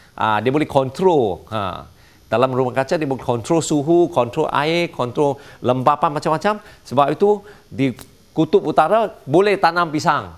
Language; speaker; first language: Malay; non-native, local second language; Chinese